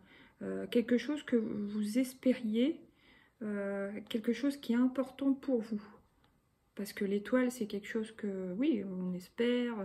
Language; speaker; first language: French; native; French